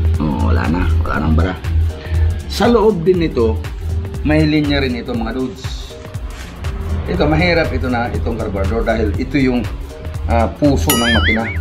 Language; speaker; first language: Filipino; non-native, local second language; Cebuano